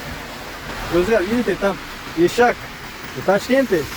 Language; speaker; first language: Russian; non-native, local second language; Uzbek